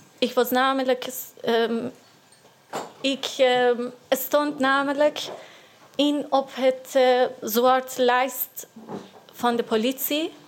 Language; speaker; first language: Dutch; non-native, learner; Persian